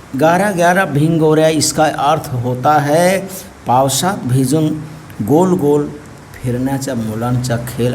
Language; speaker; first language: Hindi; native; Hindi